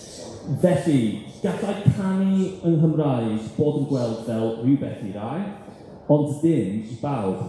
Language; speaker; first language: Welsh; non-native, fluent; English